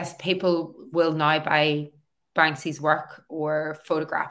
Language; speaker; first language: English; native; English